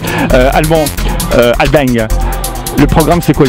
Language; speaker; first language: French; native; French